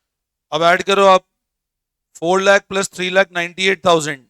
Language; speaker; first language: Hindi; native; Hindi